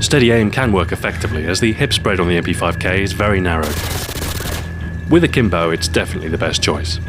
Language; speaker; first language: English; native; English